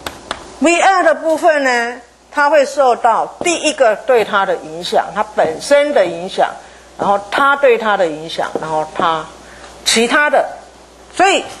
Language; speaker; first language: Chinese; native; Chinese